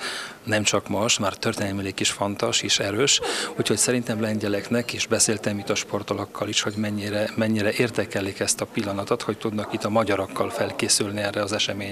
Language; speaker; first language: Hungarian; non-native, fluent; Polish